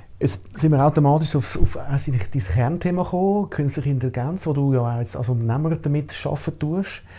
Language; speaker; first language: German; native; German